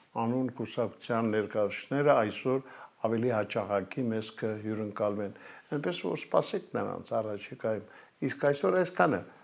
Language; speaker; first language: Armenian; native; Armenian